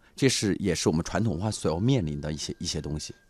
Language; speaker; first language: Chinese; native; Chinese